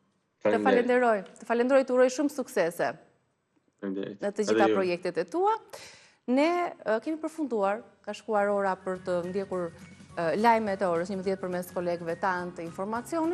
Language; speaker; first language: Albanian; native; Albanian